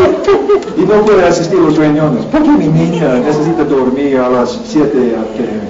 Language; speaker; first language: Spanish; non-native, learner; English